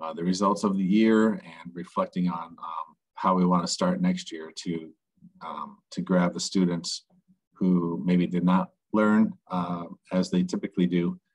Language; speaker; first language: English; native; English